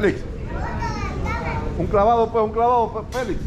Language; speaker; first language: Spanish; native; Spanish